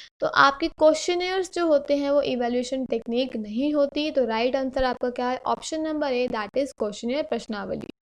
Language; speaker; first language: Hindi; native; Hindi